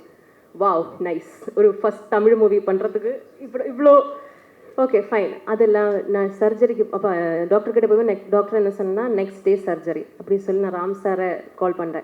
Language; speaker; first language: Tamil; non-native, learner; Malayalam